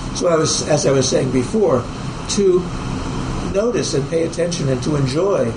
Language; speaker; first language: English; native; English